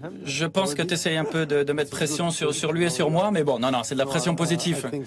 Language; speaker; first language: French; non-native, fluent; Arabic